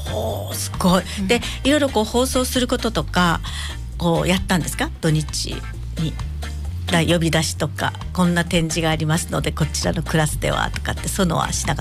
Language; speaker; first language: Japanese; native; Japanese